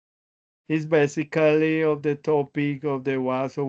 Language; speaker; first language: English; non-native, learner; Spanish